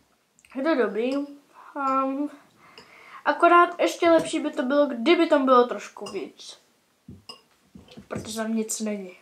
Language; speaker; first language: Czech; early bilingual, heritage; Czech